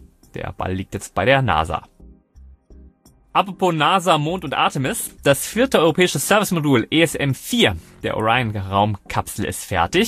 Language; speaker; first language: German; native; German